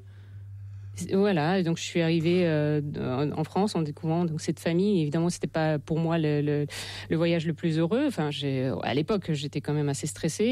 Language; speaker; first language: French; non-native, fluent; Russian